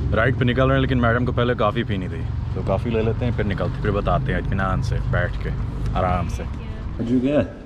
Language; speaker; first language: Hindi; native; Hindi